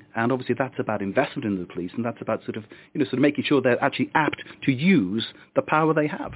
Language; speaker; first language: English; native; English